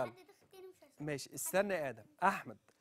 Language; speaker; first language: Arabic; native; Arabic